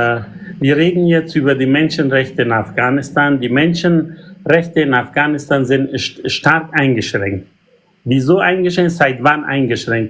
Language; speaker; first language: German; non-native, learner; Persian